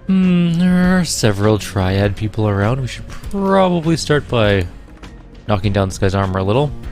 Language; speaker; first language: English; native; English